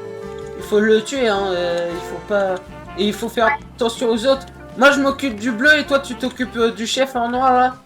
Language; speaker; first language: French; native; French